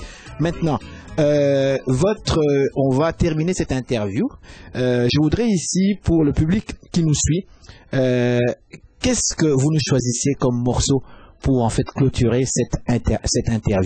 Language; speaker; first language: French; native; French